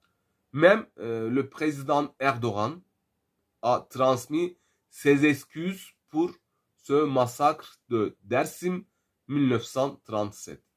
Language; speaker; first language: French; non-native, fluent; Turkish